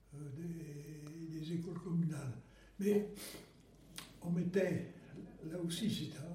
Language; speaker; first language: French; native; French